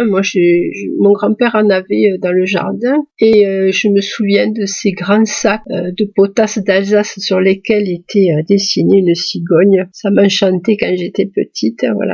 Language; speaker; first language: French; native; French